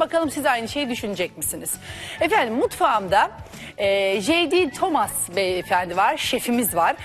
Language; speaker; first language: Turkish; native; Turkish